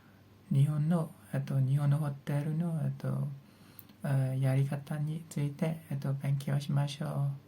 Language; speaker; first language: Japanese; non-native, learner; Burmese